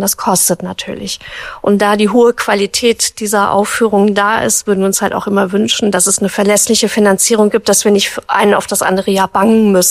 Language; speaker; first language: German; native; German